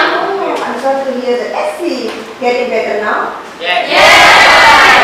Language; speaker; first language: English; non-native, fluent; Indonesian